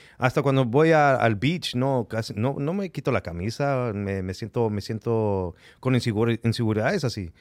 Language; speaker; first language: Spanish; early bilingual, heritage; Spanish